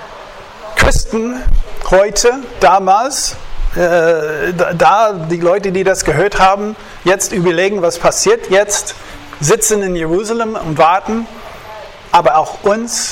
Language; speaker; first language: German; non-native, fluent; English